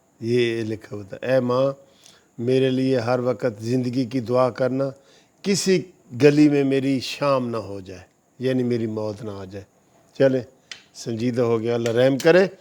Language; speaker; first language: Urdu; non-native, local second language; Punjabi